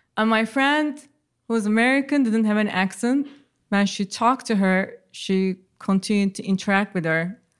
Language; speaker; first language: English; non-native, fluent; Turkish